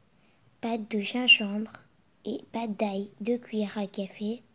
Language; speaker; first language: French; non-native, learner; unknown